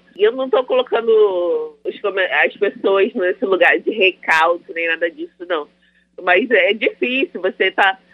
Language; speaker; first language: Portuguese; native; Portuguese